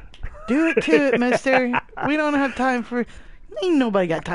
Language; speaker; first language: English; native; English